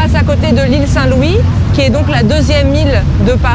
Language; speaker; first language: French; native; French